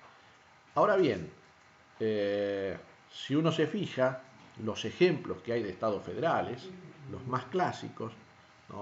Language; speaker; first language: Spanish; native; Spanish